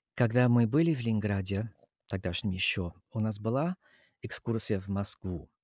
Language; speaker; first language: Russian; non-native, fluent; English